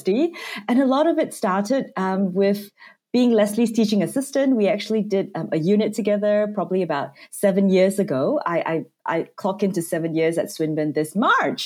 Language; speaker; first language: English; non-native, local second language; Cantonese